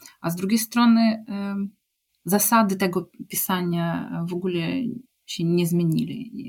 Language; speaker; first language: Polish; non-native, fluent; Ukrainian